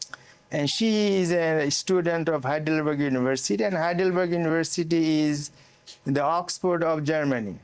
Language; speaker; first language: English; non-native, local second language; Bangla